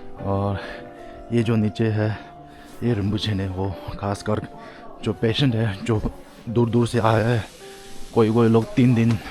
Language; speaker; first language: Hindi; non-native, fluent; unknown